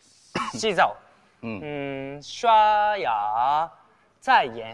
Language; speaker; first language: Chinese; non-native, learner; Japanese